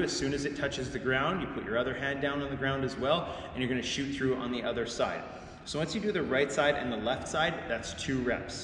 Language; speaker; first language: English; native; English